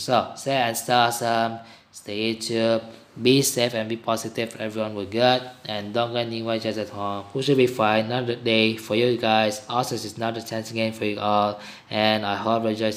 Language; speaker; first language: English; non-native, learner; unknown